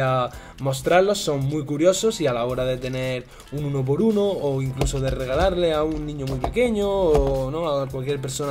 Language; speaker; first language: Spanish; native; Spanish